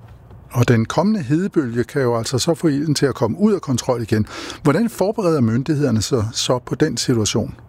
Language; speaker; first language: Danish; native; Danish